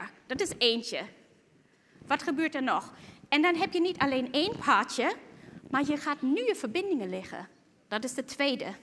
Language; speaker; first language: Dutch; non-native, fluent; German